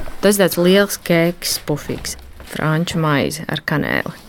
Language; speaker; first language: Latvian; native; Latvian